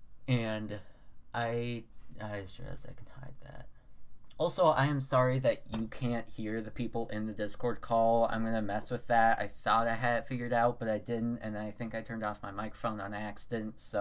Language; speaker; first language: English; native; English